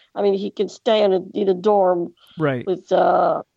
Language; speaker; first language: English; non-native, fluent; Greek